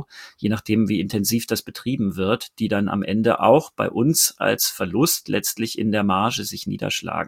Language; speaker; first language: German; native; German